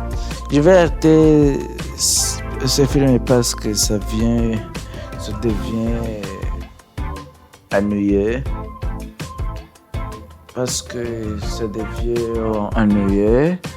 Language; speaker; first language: French; non-native, learner; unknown